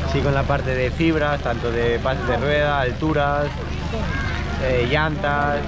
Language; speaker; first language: Spanish; native; Spanish